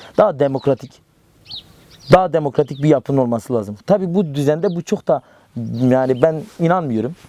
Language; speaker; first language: Turkish; native; Turkish